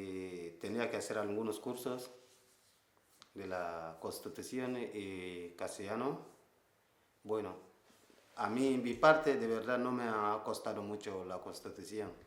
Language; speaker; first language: Spanish; non-native, learner; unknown